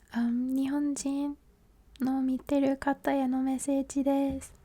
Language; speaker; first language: Japanese; non-native, fluent; English